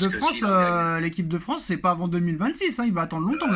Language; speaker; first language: French; native; French